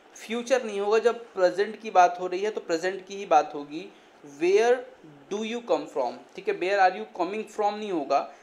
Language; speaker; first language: Hindi; native; Hindi